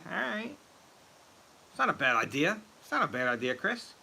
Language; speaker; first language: English; native; English